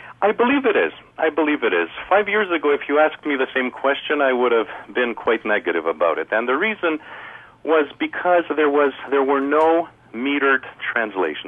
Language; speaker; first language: English; early bilingual, other home language; Greek